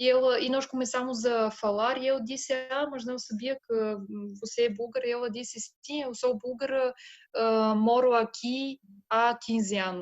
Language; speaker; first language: Portuguese; non-native, fluent; Bulgarian